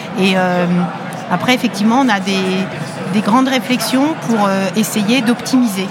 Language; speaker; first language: French; native; French